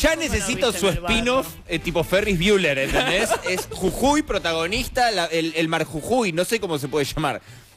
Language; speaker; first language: Spanish; native; Spanish